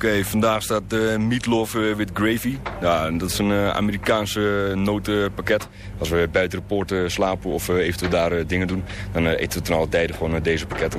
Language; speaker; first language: Dutch; native; Dutch